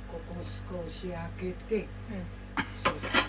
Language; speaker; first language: Japanese; native; Japanese